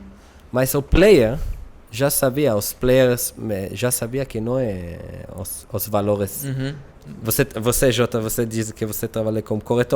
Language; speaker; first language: Portuguese; non-native, learner; Hebrew